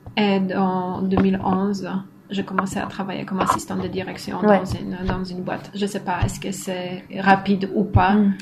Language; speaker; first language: French; non-native, fluent; Polish